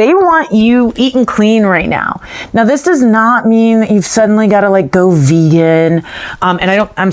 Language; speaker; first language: English; native; English